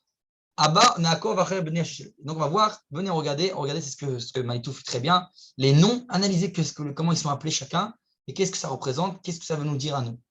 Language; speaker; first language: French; native; French